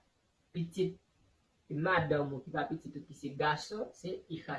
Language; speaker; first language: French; non-native, learner; Haitian Creole